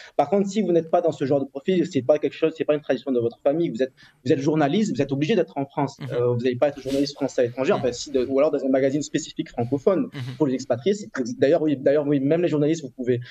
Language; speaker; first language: French; native; French